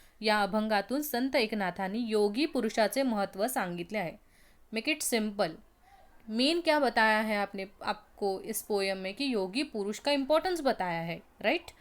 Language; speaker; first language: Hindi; non-native, local second language; Marathi